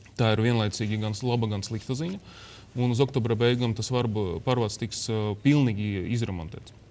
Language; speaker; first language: Latvian; non-native, local second language; Russian